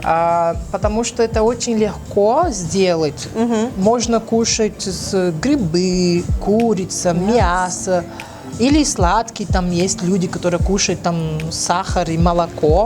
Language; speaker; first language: Russian; non-native, learner; Portuguese